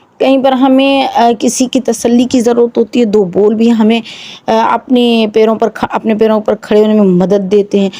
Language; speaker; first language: Urdu; non-native, local second language; Sindhi